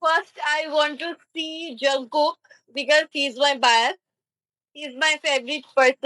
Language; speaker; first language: English; non-native, learner; Bangla